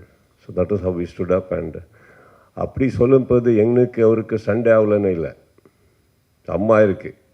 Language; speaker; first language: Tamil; non-native, learner; Kannada